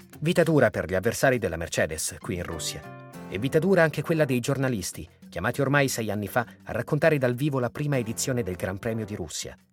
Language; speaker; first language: Italian; native; Italian